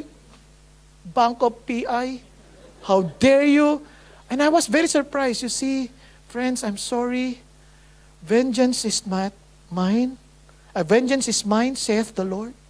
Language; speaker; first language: English; non-native, local second language; Filipino